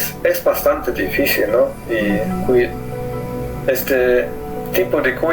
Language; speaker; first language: Spanish; non-native, fluent; German